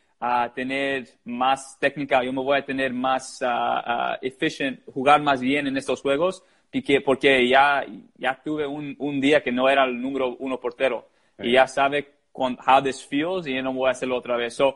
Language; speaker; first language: Spanish; early bilingual, heritage; English